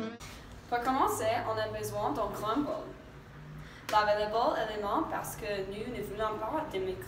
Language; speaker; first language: French; non-native, learner; English